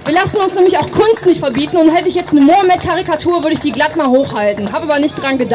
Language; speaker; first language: German; native; German